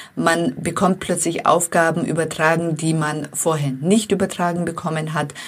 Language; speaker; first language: German; non-native, fluent; Turkish